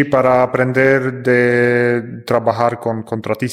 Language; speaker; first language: Spanish; non-native, fluent; Polish